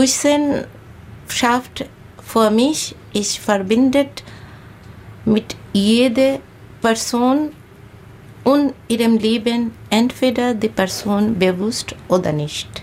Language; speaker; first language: German; non-native, learner; Bangla